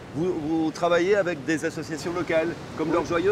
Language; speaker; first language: French; native; French